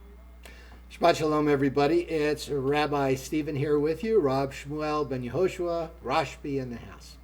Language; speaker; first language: English; native; English